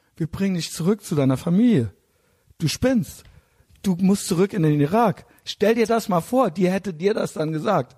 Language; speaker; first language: German; native; German